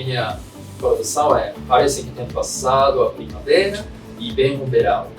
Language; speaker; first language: Portuguese; non-native, fluent; Japanese